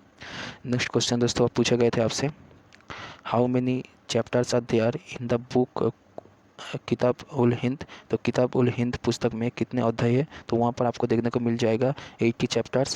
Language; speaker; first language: Hindi; native; Hindi